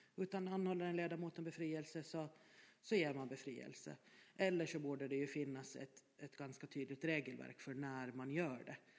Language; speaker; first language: Swedish; native; Swedish